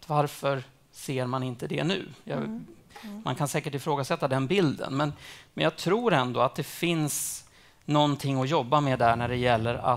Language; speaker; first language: Swedish; native; Swedish